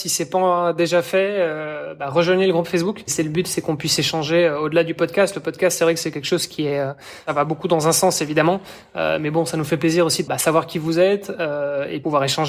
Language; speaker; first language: French; native; French